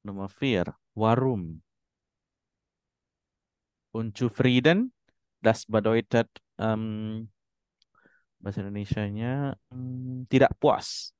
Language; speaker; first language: German; non-native, fluent; Indonesian